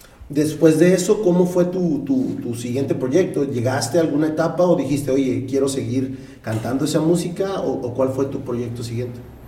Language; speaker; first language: Spanish; native; Spanish